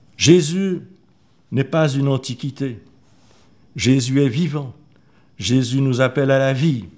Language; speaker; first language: French; native; French